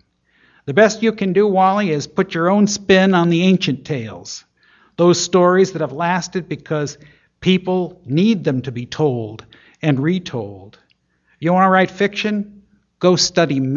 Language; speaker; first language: English; native; English